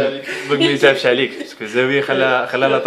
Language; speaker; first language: Arabic; native; Arabic